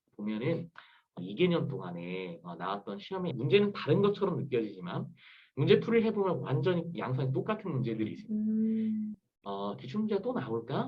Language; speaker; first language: Korean; native; Korean